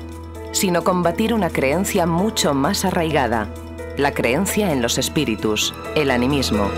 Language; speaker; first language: Spanish; native; Spanish